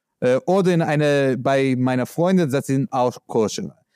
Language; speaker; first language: German; non-native, learner; English